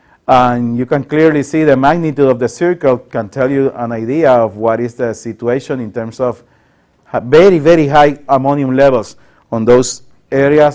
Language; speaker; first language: English; non-native, local second language; Spanish